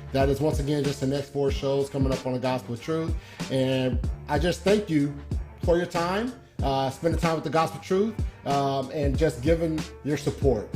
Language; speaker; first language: English; native; English